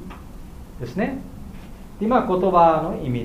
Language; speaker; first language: Japanese; non-native, learner; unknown